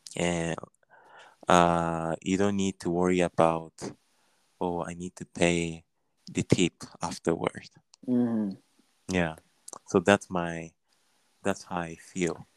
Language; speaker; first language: English; non-native, learner; Japanese